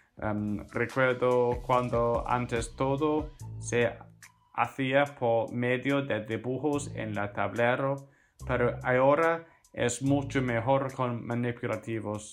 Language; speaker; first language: Spanish; non-native, fluent; English